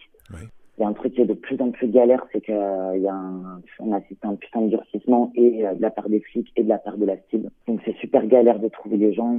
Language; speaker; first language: French; native; French